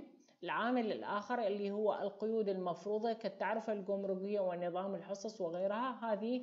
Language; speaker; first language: Arabic; native; Arabic